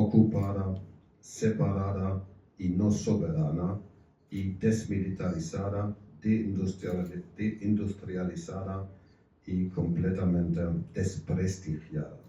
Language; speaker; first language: Spanish; non-native, fluent; German